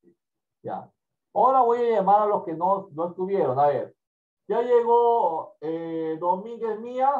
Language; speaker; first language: Spanish; native; Spanish